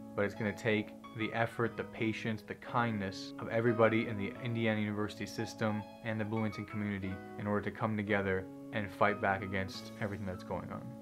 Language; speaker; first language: English; native; English